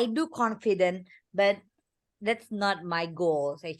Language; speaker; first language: English; non-native, learner; Indonesian